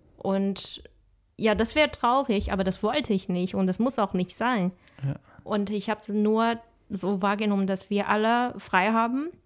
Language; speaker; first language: German; non-native, fluent; Chinese